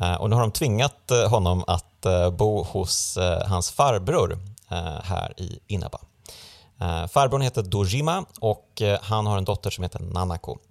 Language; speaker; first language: Swedish; native; Swedish